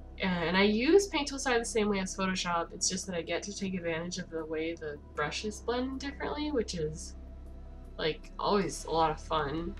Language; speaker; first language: English; native; English